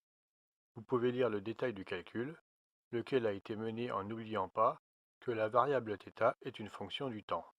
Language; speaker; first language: French; native; French